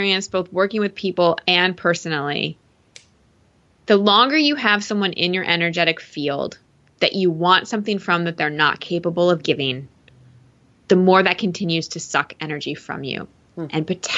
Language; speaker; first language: English; native; English